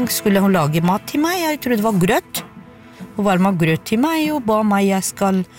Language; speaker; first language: Norwegian; non-native, fluent; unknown